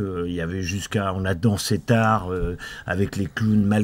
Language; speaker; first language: French; native; French